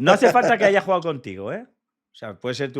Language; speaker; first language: Spanish; native; Spanish